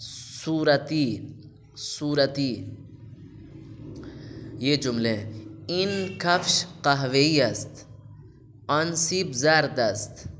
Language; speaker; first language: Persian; non-native, fluent; Urdu